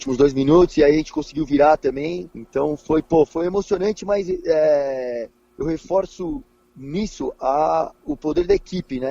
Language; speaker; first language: Portuguese; native; Portuguese